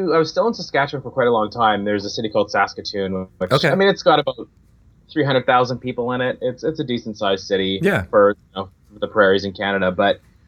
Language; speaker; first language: English; native; English